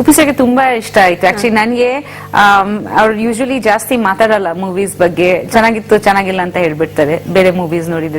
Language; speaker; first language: Kannada; non-native, fluent; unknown